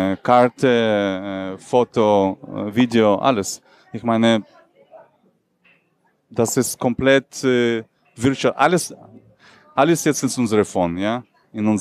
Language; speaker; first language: German; non-native, learner; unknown